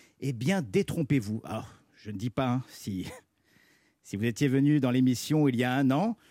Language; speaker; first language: French; native; French